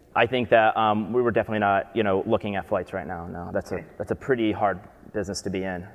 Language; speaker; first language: English; native; English